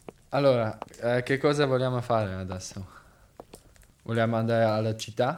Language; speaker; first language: Italian; non-native, learner; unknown